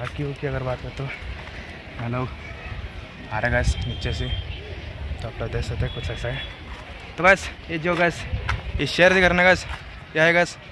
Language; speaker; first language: Hindi; non-native, local second language; Kannada